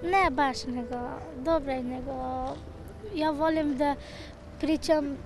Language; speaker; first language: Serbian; non-native, learner; Persian